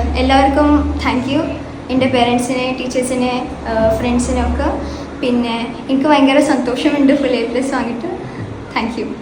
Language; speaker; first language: Malayalam; non-native, local second language; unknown